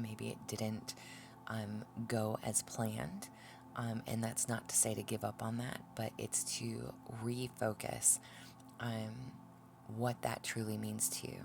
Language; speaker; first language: English; native; English